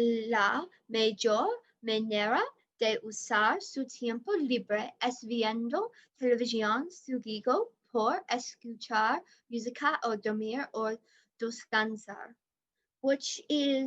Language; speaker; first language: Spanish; non-native, learner; English